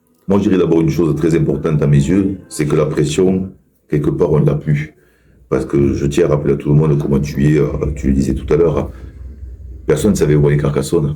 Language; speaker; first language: French; native; French